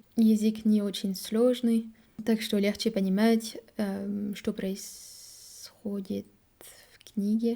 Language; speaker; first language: Russian; non-native, learner; French